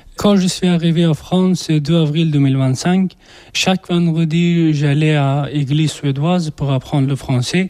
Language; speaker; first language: French; non-native, learner; Persian